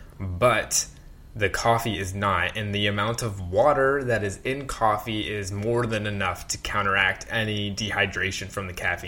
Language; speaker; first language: English; native; English